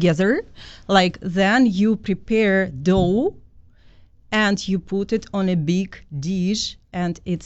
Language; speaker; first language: English; non-native, fluent; Kazakh